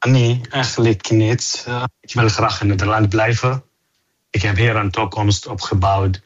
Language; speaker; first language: Dutch; non-native, fluent; Arabic